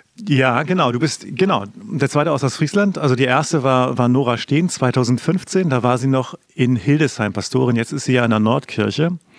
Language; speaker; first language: German; native; German